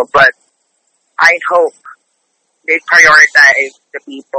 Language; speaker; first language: English; non-native, local second language; Filipino